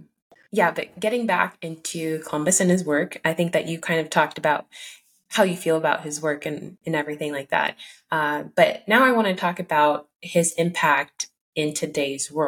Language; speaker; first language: English; early bilingual, other home language; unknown